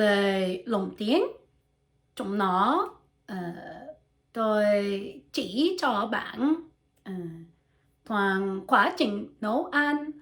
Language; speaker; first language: Vietnamese; non-native, learner; French